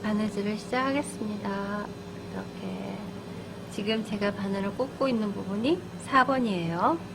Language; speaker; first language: Korean; native; Korean